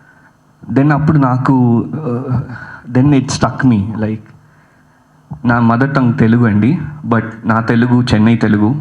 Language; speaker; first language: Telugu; early bilingual, heritage; Telugu